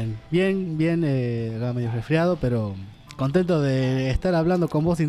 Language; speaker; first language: Spanish; native; Spanish